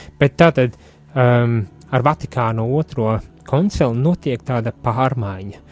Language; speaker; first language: Latvian; native; Latvian